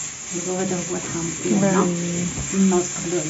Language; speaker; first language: Arabic; native; Arabic